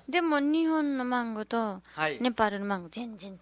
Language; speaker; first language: Japanese; non-native, learner; Nepali